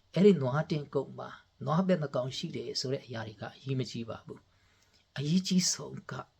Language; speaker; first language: Burmese; non-native, local second language; Tedim Chin